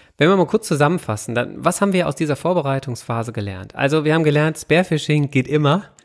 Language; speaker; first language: German; native; German